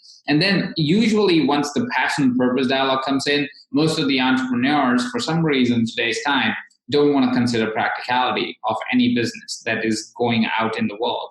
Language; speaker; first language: English; non-native, local second language; Hindi